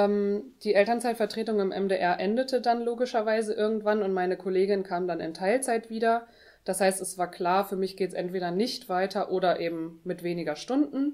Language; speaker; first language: German; native; German